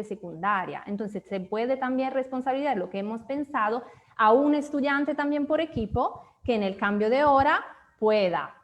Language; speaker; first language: Spanish; native; Spanish